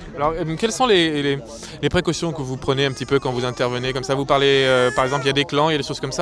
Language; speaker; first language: French; native; French